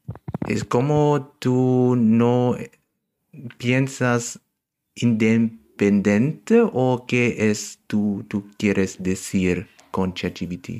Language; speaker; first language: Spanish; non-native, learner; German